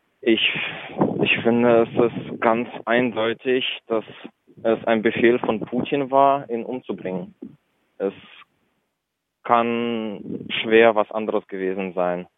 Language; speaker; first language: German; early bilingual, other home language; Russian